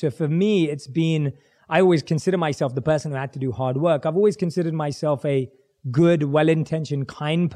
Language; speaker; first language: English; native; English